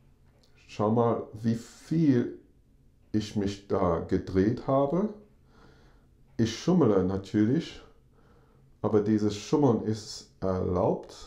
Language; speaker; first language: German; non-native, fluent; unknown